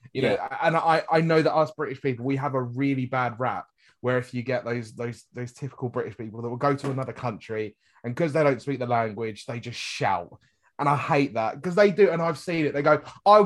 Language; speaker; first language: English; native; English